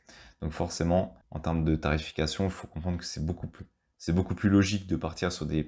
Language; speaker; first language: French; native; French